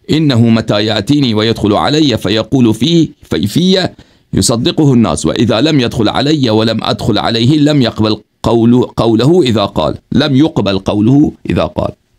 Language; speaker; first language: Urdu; non-native, fluent; Persian